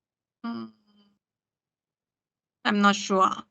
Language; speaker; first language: English; non-native, learner; Thai